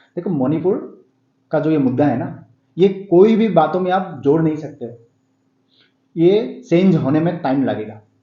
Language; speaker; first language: Hindi; non-native, local second language; Assamese